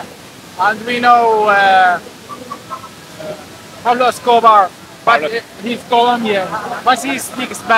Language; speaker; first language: English; non-native, fluent; Arabic